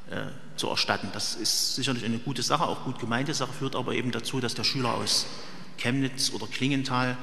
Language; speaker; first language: German; native; German